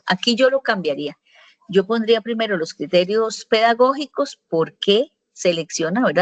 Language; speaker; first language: Spanish; native; Spanish